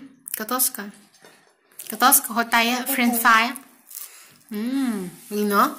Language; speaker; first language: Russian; non-native, learner; Vietnamese